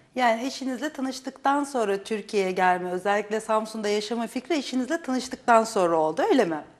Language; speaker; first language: Turkish; native; Turkish